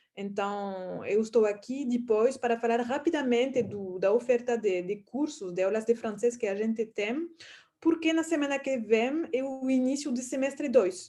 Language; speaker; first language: Portuguese; non-native, fluent; French